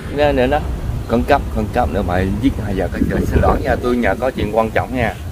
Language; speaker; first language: Vietnamese; non-native, local second language; Cantonese